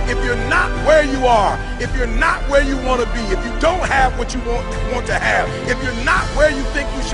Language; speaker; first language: English; native; English